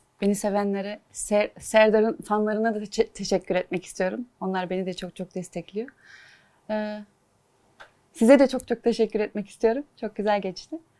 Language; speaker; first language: Turkish; early bilingual, heritage; Turkish